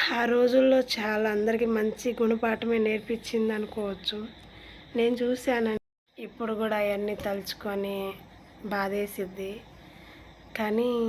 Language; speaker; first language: Telugu; non-native, local second language; Lambadi